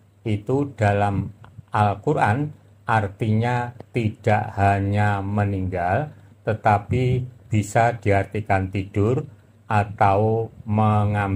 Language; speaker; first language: Indonesian; native; Indonesian